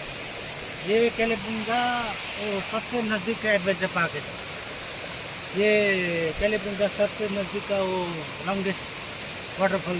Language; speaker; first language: Hindi; non-native, local second language; Nepali